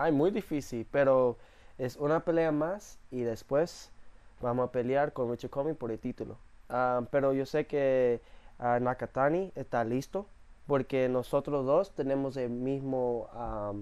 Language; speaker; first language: Spanish; early bilingual, heritage; English